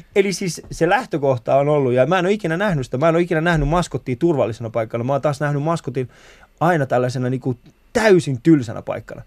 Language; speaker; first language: Finnish; early bilingual, other home language; Persian